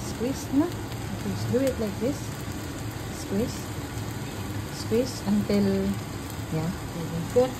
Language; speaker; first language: English; non-native, learner; Filipino